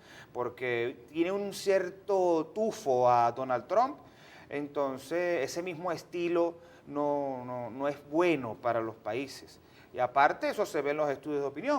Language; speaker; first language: Spanish; native; Spanish